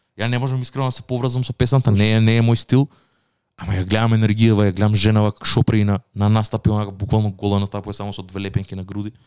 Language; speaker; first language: Macedonian; native; Macedonian